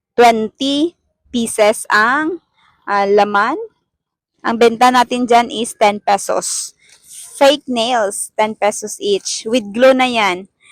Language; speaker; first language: Filipino; non-native, local second language; Cebuano